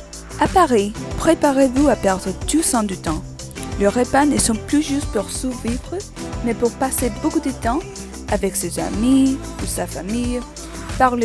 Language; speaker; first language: French; non-native, learner; English